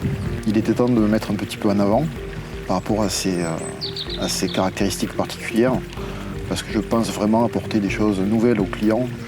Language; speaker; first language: French; native; French